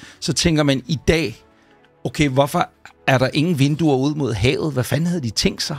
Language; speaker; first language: Danish; native; Danish